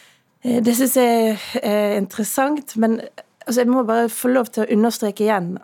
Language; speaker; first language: Norwegian; native; Norwegian